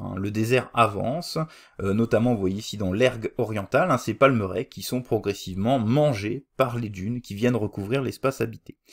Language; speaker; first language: French; native; French